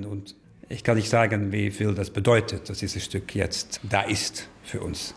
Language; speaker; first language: German; non-native, fluent; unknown